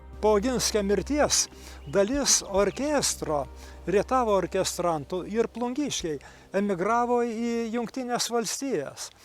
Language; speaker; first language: Lithuanian; native; Lithuanian